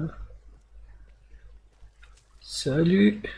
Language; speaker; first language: French; non-native, learner; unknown